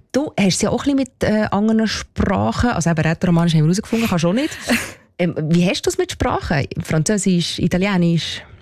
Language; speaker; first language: German; native; German